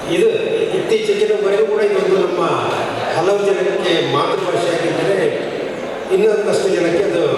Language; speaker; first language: Kannada; non-native, local second language; Tulu